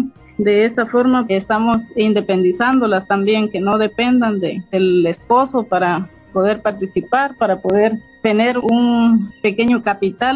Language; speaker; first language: Spanish; native; Spanish